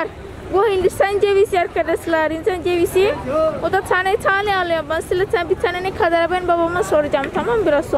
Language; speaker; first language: Turkish; non-native, learner; Javanese